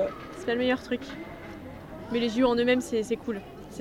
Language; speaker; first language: French; native; French